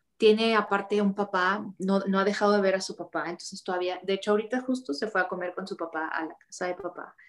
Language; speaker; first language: Spanish; native; Spanish